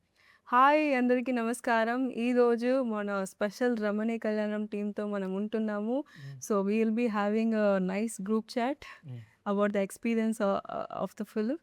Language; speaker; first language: Telugu; native; Telugu